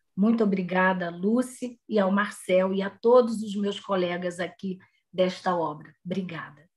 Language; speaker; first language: Portuguese; native; Portuguese